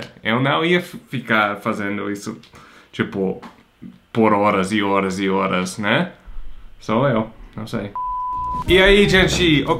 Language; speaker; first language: Portuguese; non-native, fluent; English